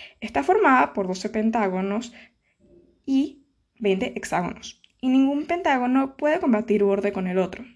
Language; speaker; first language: Spanish; native; Spanish